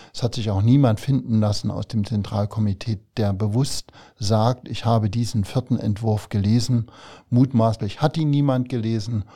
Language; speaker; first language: German; native; German